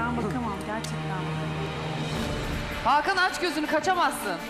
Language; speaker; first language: Turkish; native; Turkish